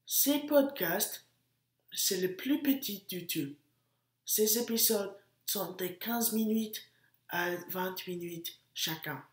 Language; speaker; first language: French; non-native, learner; English